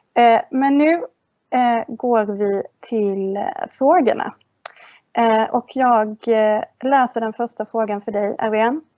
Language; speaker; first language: Swedish; native; Swedish